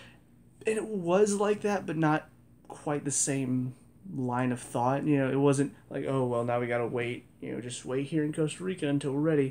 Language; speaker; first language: English; native; English